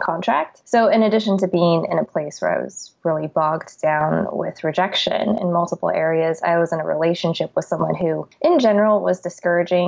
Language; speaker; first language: English; native; English